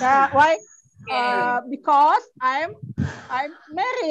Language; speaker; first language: English; non-native, learner; Indonesian